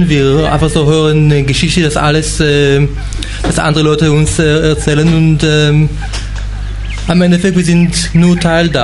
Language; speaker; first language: German; non-native, fluent; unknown